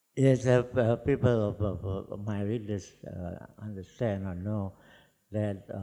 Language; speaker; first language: English; non-native, fluent; Javanese